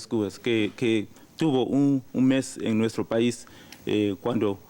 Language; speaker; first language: Spanish; non-native, learner; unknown